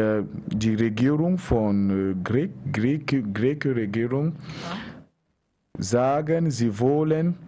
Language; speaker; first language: German; non-native, learner; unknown